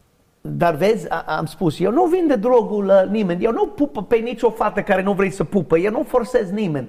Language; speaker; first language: Romanian; non-native, learner; English